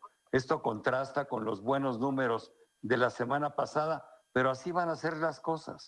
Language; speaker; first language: Spanish; native; Spanish